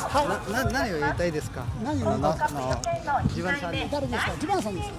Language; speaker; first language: Japanese; non-native, learner; Nepali